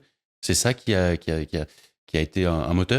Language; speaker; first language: French; native; French